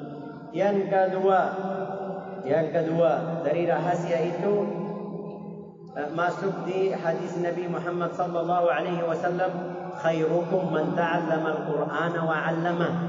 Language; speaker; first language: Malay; non-native, learner; Arabic